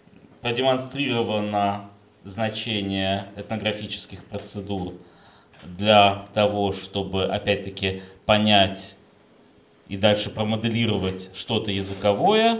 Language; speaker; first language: Russian; native; Russian